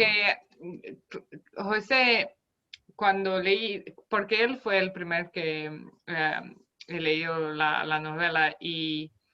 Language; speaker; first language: Spanish; non-native, fluent; Romanian